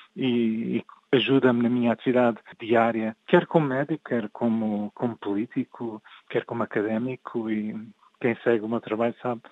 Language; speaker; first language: Portuguese; early bilingual, other home language; English